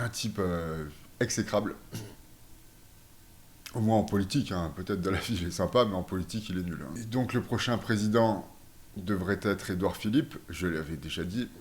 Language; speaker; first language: French; native; French